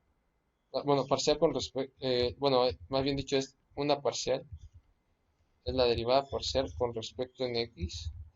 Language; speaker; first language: Spanish; native; Spanish